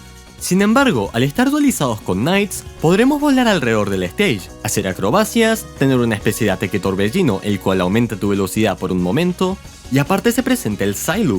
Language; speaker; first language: Spanish; native; Spanish